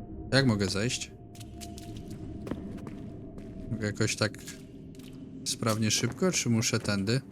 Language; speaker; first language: Polish; native; Polish